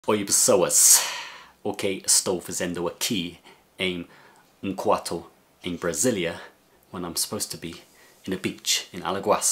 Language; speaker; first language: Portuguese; non-native, learner; English